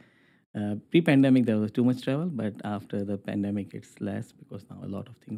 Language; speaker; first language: English; non-native, local second language; Urdu